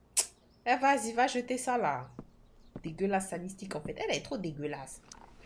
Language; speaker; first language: French; native; French